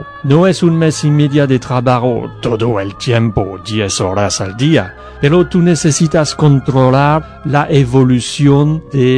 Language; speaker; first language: Spanish; non-native, learner; French